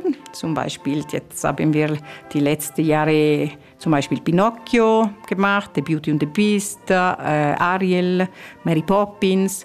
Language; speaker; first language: German; non-native, fluent; Italian